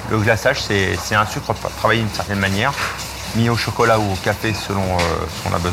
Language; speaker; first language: French; native; French